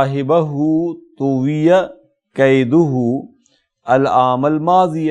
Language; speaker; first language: Urdu; native; Urdu